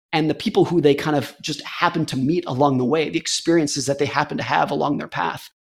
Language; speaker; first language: English; native; English